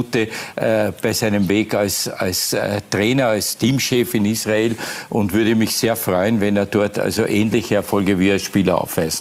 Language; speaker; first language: German; native; German